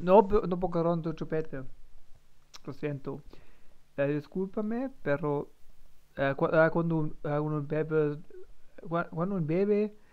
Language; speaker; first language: Spanish; non-native, learner; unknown